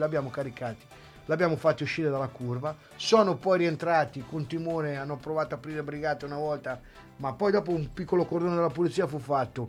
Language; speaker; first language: Italian; native; Italian